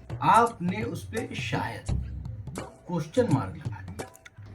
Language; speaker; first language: Hindi; native; Hindi